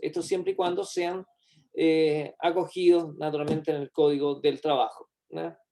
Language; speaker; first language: Spanish; native; Spanish